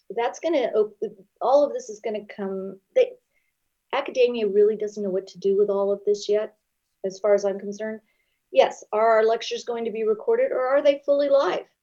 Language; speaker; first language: English; native; English